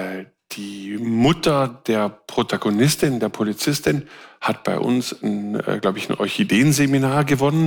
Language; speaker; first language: German; native; German